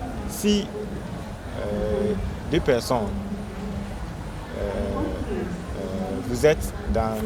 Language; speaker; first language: French; non-native, learner; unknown